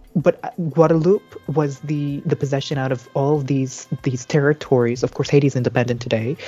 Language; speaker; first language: English; native; English